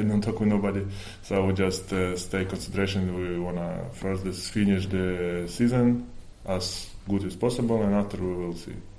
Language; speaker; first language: English; non-native, fluent; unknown